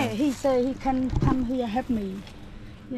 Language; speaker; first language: English; non-native, learner; Khmer